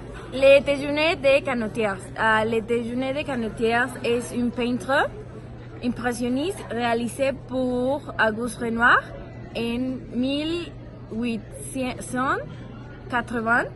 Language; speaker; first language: French; non-native, learner; Spanish